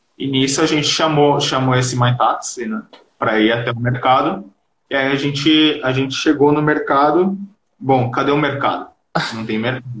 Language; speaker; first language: Portuguese; early bilingual, heritage; Portuguese